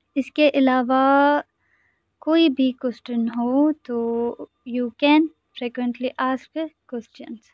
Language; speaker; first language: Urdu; non-native, local second language; Sindhi